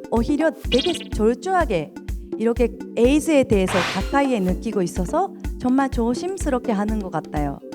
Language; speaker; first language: Korean; non-native, fluent; Japanese